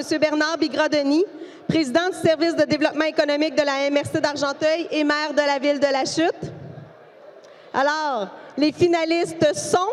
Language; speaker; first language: French; native; French